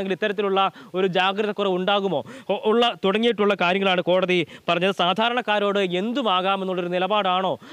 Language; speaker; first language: Malayalam; native; Malayalam